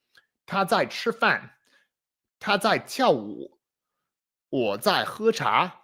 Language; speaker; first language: Chinese; non-native, fluent; English